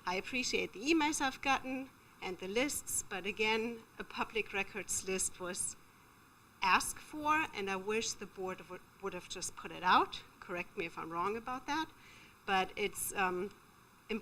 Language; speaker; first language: English; non-native, fluent; German